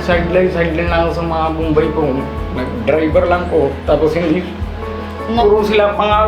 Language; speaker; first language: Filipino; non-native, learner; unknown